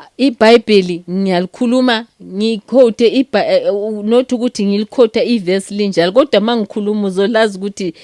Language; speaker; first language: Zulu; native; Zulu